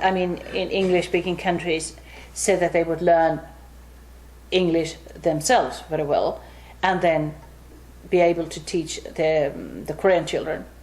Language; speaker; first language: English; non-native, fluent; Finnish